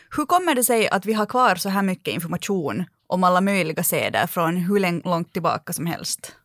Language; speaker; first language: Swedish; native; Swedish